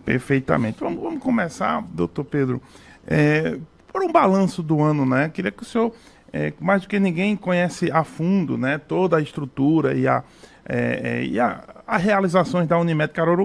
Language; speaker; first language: Portuguese; native; Portuguese